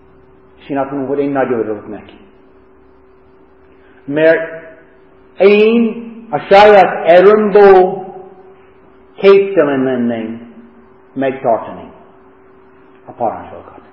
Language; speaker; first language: Hungarian; non-native, fluent; English